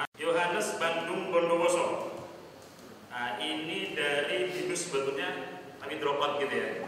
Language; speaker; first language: Indonesian; native; Indonesian